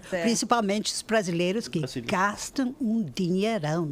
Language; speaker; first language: Portuguese; non-native, fluent; English